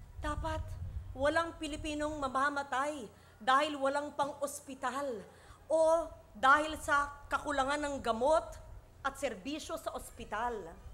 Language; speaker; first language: Filipino; native; Filipino